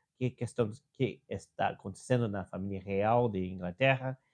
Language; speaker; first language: Portuguese; non-native, fluent; English